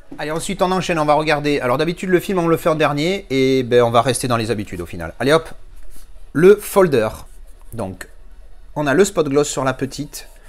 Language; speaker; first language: French; native; French